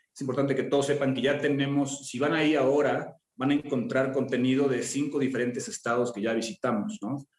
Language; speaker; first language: Spanish; native; Spanish